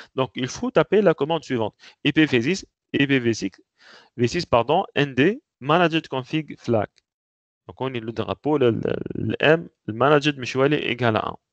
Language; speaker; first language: French; non-native, local second language; Arabic